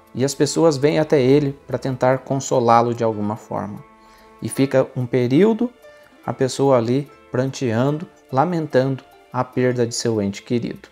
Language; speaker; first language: Portuguese; native; Portuguese